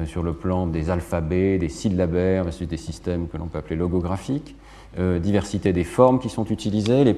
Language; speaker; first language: French; native; French